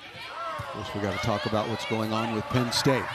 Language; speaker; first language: English; native; English